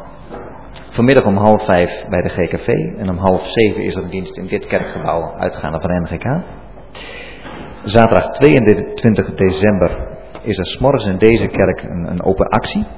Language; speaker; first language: Dutch; native; Dutch